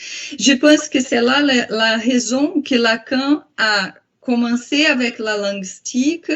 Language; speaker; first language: French; non-native, fluent; Portuguese